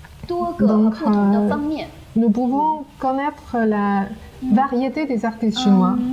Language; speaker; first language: French; non-native, learner; Chinese